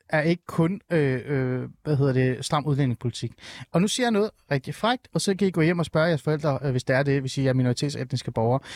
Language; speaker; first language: Danish; early bilingual, other home language; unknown